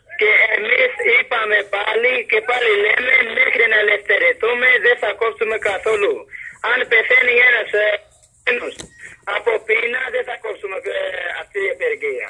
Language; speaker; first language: Greek; non-native, learner; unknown